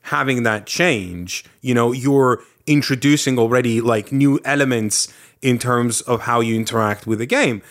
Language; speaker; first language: English; non-native, fluent; Lithuanian